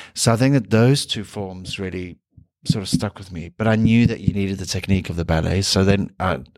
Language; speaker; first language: English; native; English